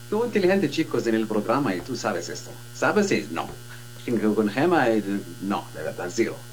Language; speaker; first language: Spanish; non-native, learner; Arabic